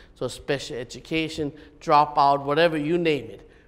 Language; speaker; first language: English; native; English